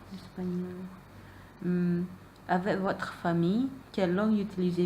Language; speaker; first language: French; non-native, learner; Malay